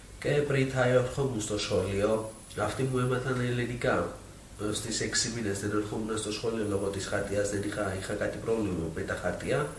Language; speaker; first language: Greek; non-native, learner; Georgian